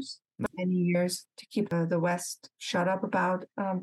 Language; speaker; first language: English; non-native, fluent; Persian